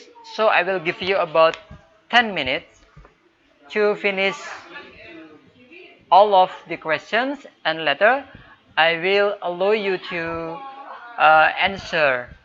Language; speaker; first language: English; non-native, fluent; Indonesian